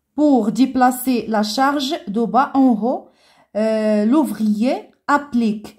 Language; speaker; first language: French; non-native, local second language; Arabic